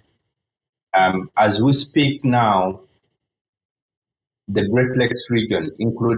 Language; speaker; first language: English; non-native, local second language; Ganda